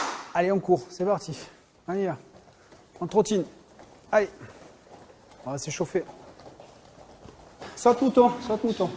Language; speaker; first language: French; native; French